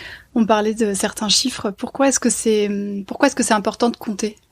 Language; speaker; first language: French; native; French